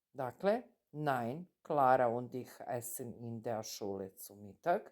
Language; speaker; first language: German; non-native, fluent; Serbian